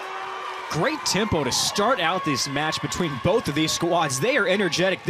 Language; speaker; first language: English; native; English